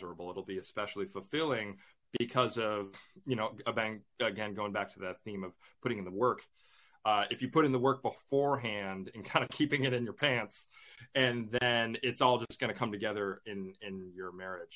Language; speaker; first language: English; native; English